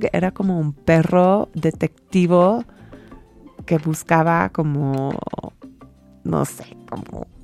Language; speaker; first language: Spanish; non-native, fluent; English